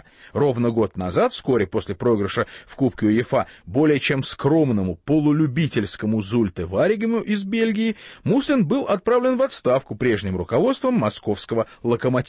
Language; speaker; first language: Russian; native; Russian